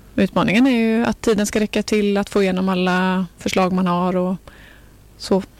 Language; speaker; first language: Swedish; native; Swedish